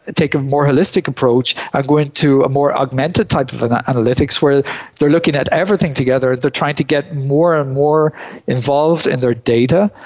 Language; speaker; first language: English; native; English